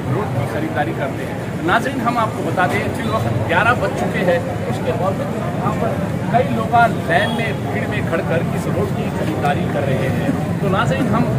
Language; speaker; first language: Hindi; non-native, local second language; Urdu